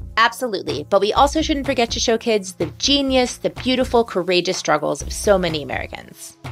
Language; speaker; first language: English; native; English